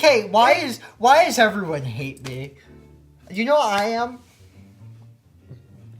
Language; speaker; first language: English; native; English